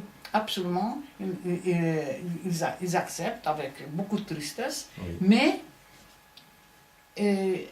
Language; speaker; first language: French; non-native, fluent; Hungarian